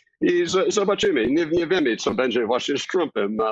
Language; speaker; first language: Polish; non-native, fluent; English